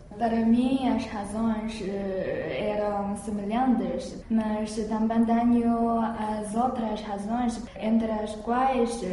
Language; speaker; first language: Portuguese; non-native, fluent; Chinese